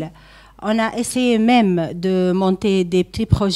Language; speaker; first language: French; non-native, local second language; Arabic